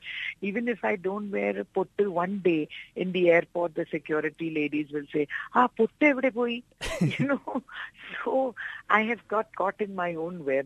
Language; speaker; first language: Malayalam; non-native, local second language; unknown